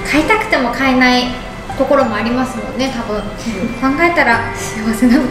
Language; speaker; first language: Japanese; native; Japanese